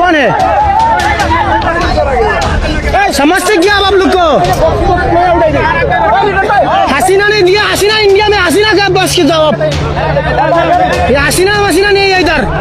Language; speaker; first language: Hindi; non-native, learner; Bangla